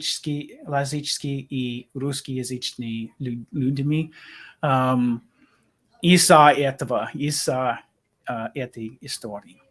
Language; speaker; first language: Russian; non-native, learner; English